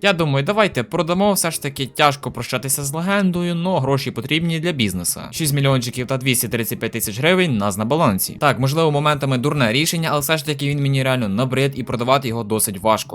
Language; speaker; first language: Ukrainian; native; Ukrainian